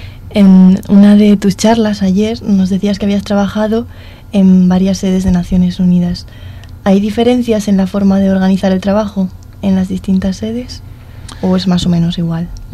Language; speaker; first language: Spanish; native; Spanish